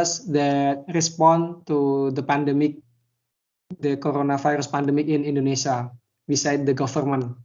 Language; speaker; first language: English; non-native, learner; Indonesian